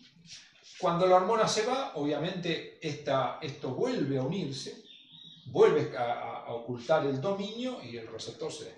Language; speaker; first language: Spanish; native; Spanish